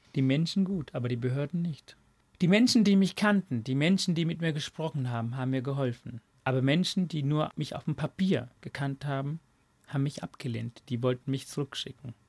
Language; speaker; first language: German; non-native, fluent; Tamil